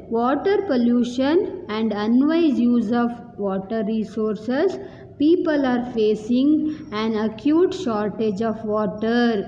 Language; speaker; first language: English; non-native, local second language; Kannada